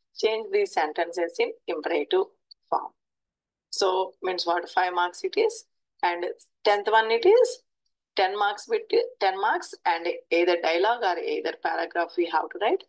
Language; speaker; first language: English; non-native, local second language; Telugu